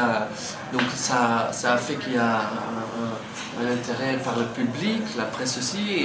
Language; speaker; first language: French; non-native, fluent; Dutch